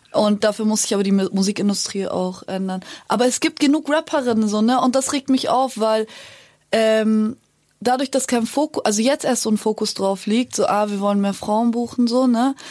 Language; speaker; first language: German; early bilingual, other home language; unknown